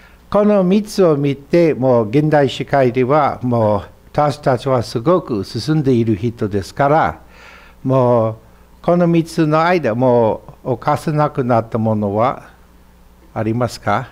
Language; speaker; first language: Japanese; non-native, fluent; English